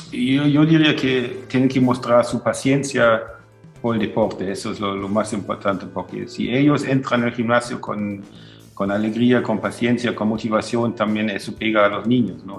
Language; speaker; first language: Spanish; non-native, fluent; German